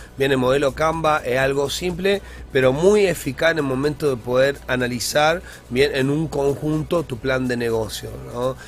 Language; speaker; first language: Spanish; native; Spanish